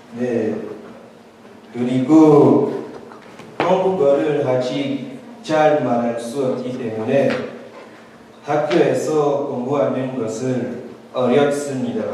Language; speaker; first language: Korean; non-native, learner; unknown